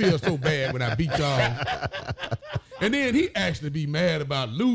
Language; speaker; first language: English; native; English